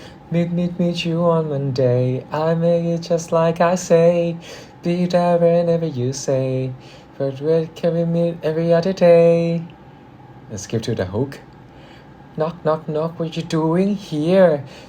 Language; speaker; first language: English; non-native, fluent; Thai